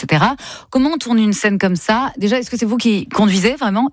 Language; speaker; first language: French; native; French